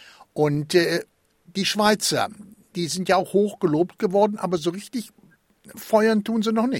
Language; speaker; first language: German; native; German